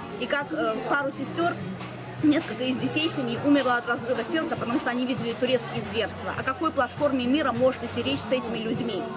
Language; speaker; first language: Russian; native; Russian